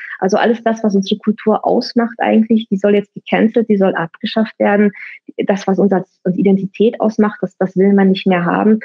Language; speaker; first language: German; early bilingual, other home language; Romanian